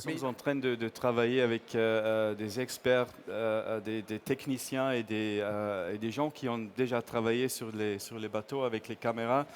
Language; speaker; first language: French; non-native, fluent; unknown